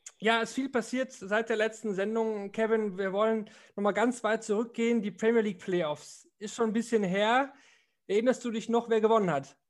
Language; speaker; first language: German; native; German